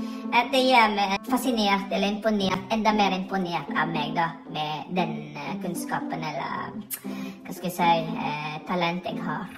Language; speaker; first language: Norwegian; non-native, fluent; Iloko